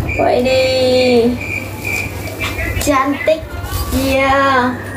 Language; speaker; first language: Indonesian; non-native, learner; Vietnamese